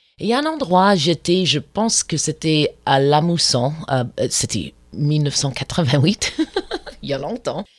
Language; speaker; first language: French; non-native, fluent; English